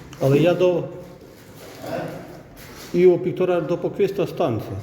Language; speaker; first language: Italian; non-native, learner; Ukrainian